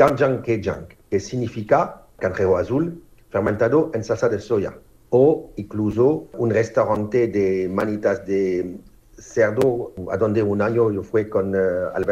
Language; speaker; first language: Spanish; non-native, fluent; French